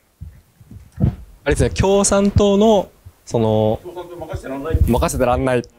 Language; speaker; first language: Japanese; native; Japanese